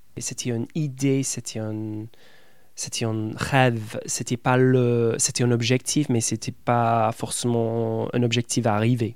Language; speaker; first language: French; non-native, fluent; English